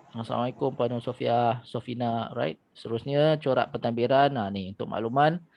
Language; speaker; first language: Malay; native; Malay